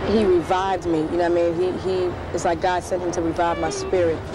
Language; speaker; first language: English; native; English